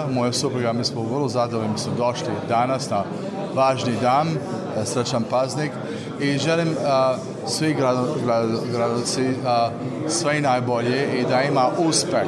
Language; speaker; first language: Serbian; non-native, learner; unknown